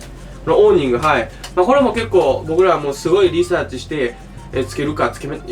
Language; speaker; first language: Japanese; native; Japanese